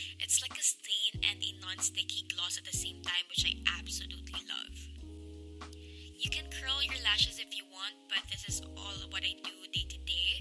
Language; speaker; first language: English; non-native, local second language; Filipino